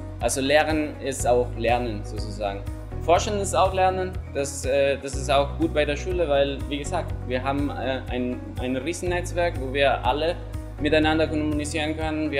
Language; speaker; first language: German; non-native, fluent; Spanish